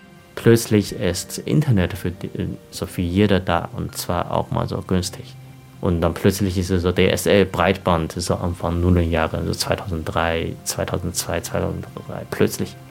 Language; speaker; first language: German; non-native, fluent; Chinese